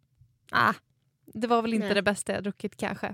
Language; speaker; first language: Swedish; native; Swedish